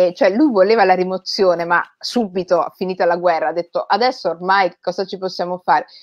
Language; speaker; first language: Italian; native; Italian